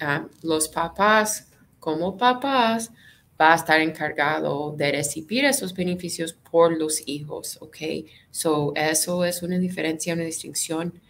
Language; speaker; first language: Spanish; non-native, fluent; English